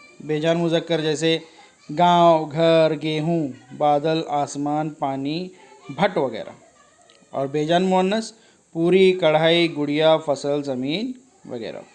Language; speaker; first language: Urdu; native; Urdu